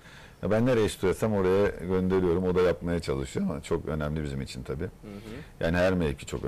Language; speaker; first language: Turkish; native; Turkish